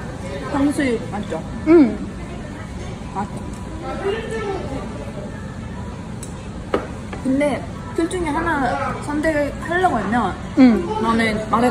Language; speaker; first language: Korean; non-native, fluent; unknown